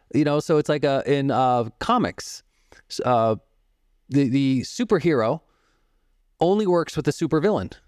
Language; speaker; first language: English; native; English